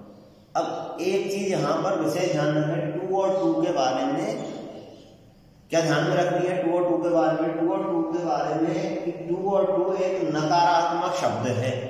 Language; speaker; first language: Hindi; native; Hindi